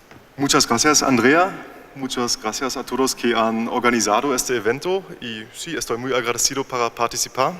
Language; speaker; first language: Spanish; non-native, learner; German